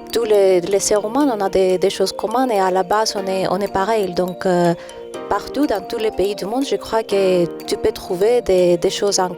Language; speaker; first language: French; non-native, fluent; Greek